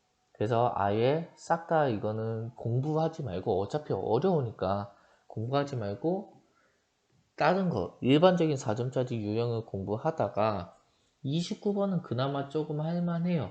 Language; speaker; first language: Korean; native; Korean